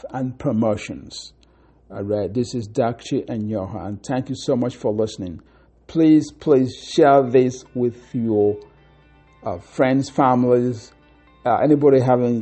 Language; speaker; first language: English; non-native, local second language; Igbo